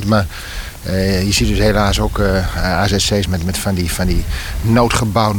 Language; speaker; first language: Dutch; native; Dutch